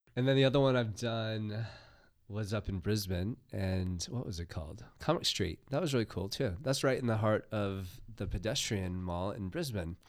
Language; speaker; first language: English; native; English